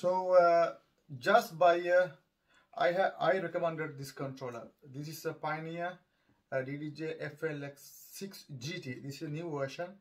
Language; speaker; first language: English; non-native, learner; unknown